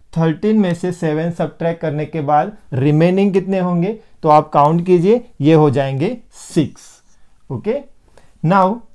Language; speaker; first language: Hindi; non-native, local second language; Marathi